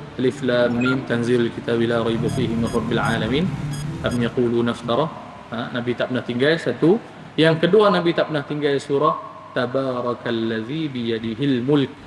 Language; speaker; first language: Malay; native; Malay